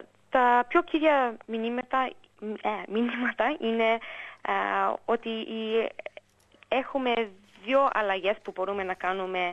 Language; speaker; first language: Greek; early bilingual, heritage; English